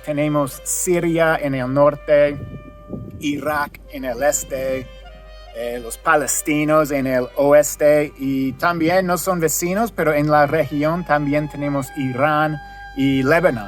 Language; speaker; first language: Spanish; non-native, fluent; English